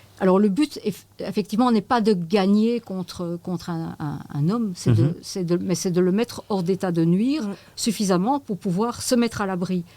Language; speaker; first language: French; native; French